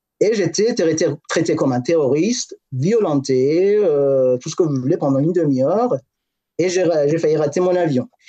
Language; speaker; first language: French; non-native, fluent; Persian